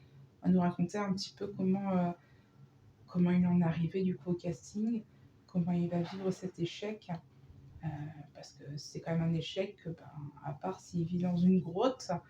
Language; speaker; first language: French; native; French